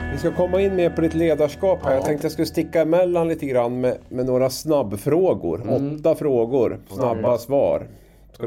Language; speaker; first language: Swedish; native; Swedish